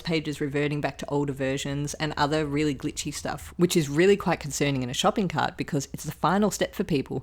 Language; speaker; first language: English; native; English